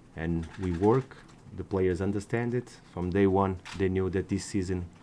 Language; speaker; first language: English; non-native, fluent; Portuguese